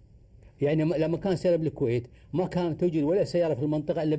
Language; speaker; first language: Arabic; native; Arabic